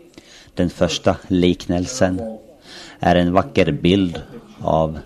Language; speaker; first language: Swedish; non-native, local second language; Finnish